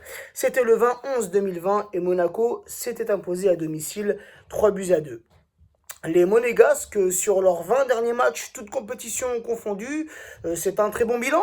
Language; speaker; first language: French; native; French